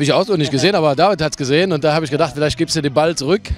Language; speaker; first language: German; native; German